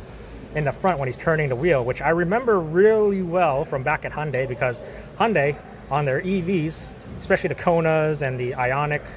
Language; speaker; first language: English; native; English